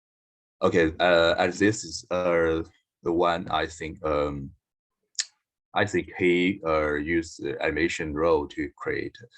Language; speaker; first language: English; non-native, learner; Chinese